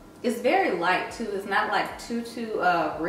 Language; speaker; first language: English; native; English